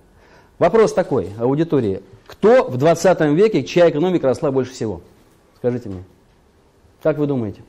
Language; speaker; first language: Russian; native; Russian